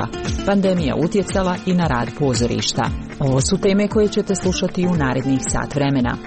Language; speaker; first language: Serbian; native; Serbian